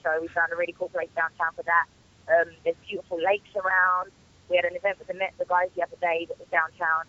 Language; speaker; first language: English; native; English